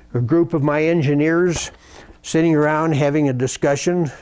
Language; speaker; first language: English; native; English